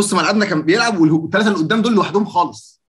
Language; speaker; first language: Arabic; native; Arabic